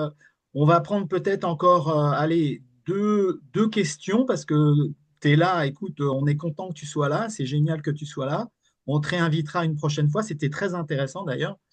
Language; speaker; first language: French; native; French